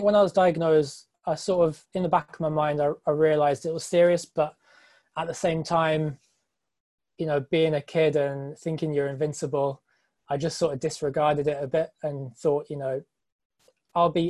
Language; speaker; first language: English; native; English